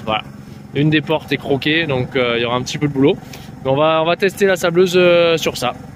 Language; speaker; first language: French; native; French